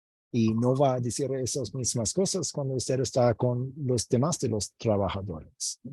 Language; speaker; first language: Spanish; non-native, fluent; English